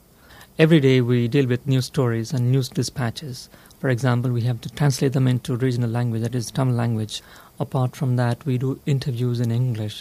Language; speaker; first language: English; non-native, local second language; Tamil